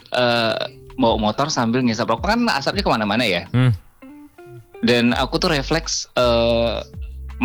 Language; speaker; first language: Indonesian; native; Indonesian